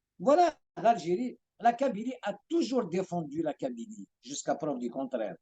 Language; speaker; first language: French; non-native, local second language; Kabyle